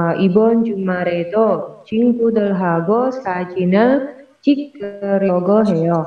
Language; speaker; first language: Korean; non-native, learner; Indonesian